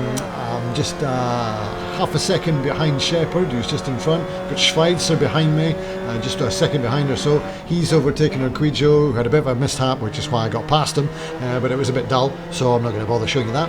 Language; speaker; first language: English; native; English